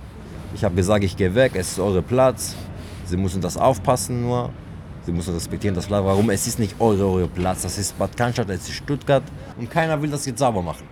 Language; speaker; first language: German; non-native, learner; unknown